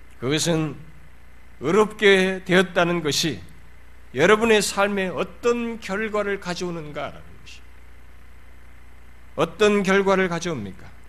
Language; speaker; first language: Korean; native; Korean